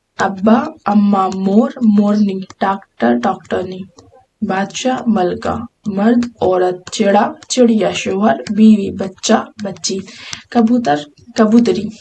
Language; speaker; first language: Urdu; native; Urdu